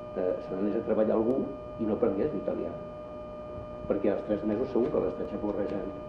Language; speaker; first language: Catalan; non-native, local second language; Spanish